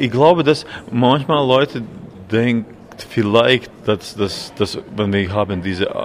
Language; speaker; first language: German; non-native, learner; Latvian